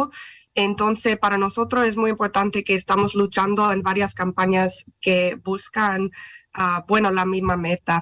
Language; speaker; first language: Spanish; non-native, fluent; English